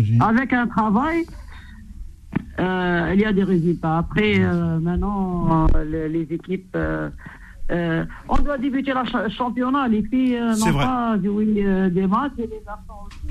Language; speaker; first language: French; non-native, local second language; Arabic